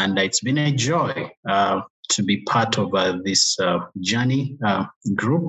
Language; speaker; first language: English; non-native, local second language; Kinyarwanda